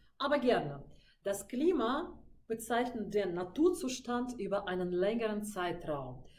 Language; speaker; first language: German; non-native, fluent; Russian